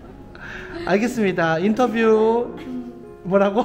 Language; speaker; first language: Korean; native; Korean